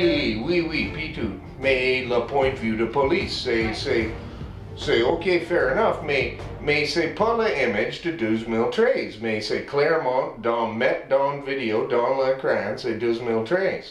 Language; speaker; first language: French; non-native, learner; English